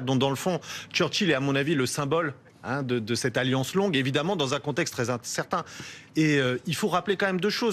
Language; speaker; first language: French; native; French